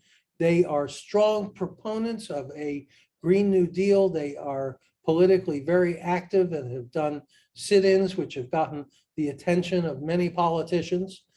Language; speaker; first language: English; native; English